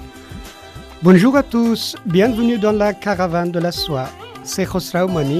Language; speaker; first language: French; non-native, fluent; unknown